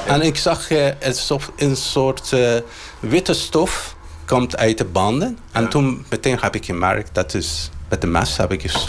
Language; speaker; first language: Dutch; non-native, learner; Arabic